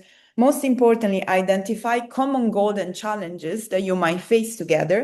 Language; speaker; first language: English; non-native, fluent; Italian